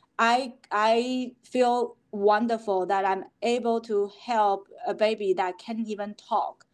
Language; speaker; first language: English; non-native, fluent; Chinese